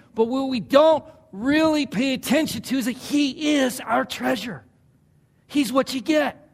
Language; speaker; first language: English; native; English